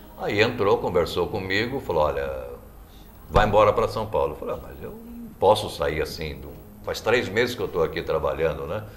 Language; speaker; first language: Portuguese; native; Portuguese